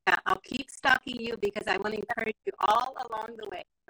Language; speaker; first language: English; non-native, fluent; Spanish